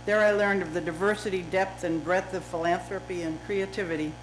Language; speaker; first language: English; native; English